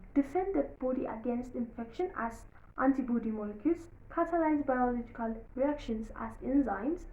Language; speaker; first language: English; non-native, local second language; Amharic